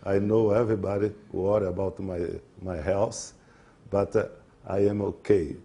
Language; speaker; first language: English; non-native, learner; Portuguese